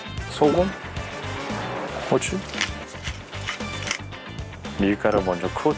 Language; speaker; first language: Korean; early bilingual, heritage; English